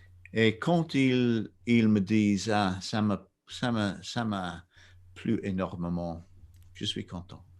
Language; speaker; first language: French; non-native, fluent; English